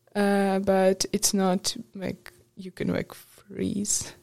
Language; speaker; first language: English; non-native, fluent; Ukrainian